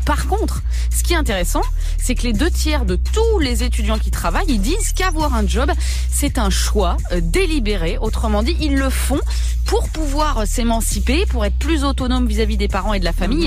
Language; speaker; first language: French; native; French